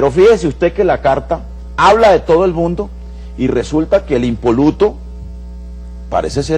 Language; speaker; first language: Spanish; native; Spanish